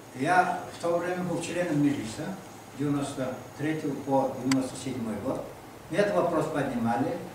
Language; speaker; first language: Russian; non-native, local second language; Crimean Tatar